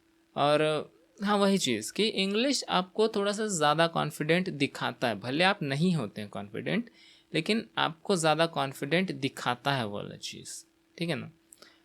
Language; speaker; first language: Hindi; non-native, local second language; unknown